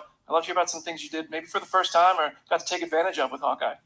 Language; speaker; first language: English; native; English